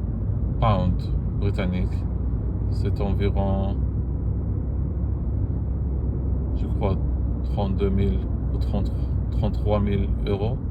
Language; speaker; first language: French; non-native, fluent; Arabic